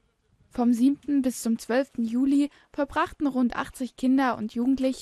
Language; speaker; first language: German; native; German